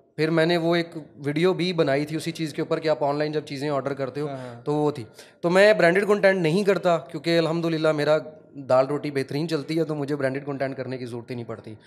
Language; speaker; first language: Urdu; non-native, local second language; Punjabi